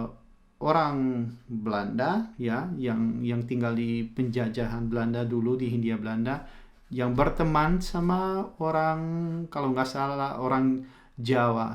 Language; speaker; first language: Indonesian; early bilingual, heritage; Dutch